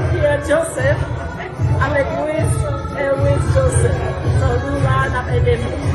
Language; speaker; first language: Haitian Creole; early bilingual, heritage; Haitian Creole